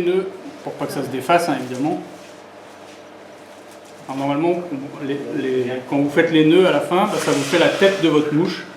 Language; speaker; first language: French; native; French